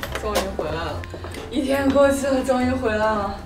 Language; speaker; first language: Chinese; native; Chinese